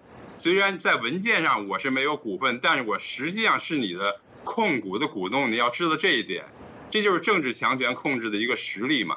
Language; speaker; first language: Chinese; native; Chinese